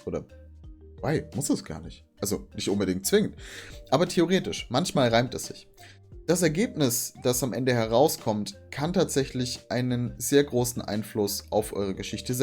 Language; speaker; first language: German; native; German